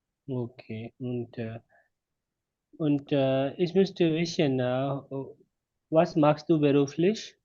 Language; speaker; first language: German; non-native, learner; Hindi